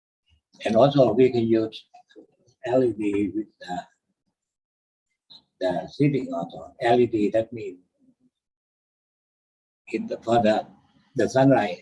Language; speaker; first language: English; non-native, learner; Thai